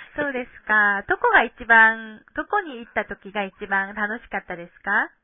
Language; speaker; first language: Japanese; non-native, fluent; Korean